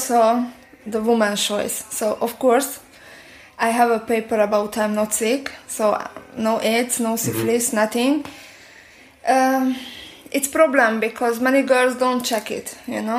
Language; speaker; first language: English; non-native, learner; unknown